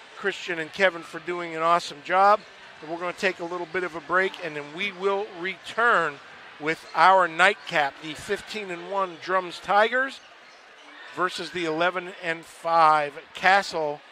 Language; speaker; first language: English; native; English